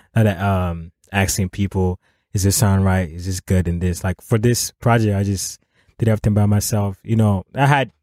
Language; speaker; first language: English; non-native, local second language; Akan